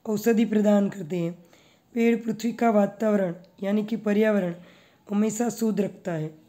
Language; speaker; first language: Hindi; non-native, local second language; Gujarati